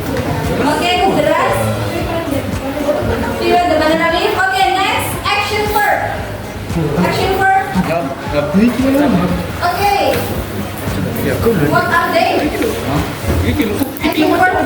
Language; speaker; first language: English; non-native, learner; Indonesian